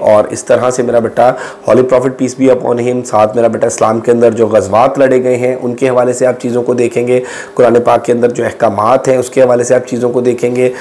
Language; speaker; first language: Urdu; non-native, local second language; Pahari-Potwari